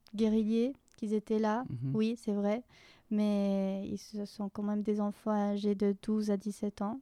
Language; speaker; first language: French; non-native, fluent; Spanish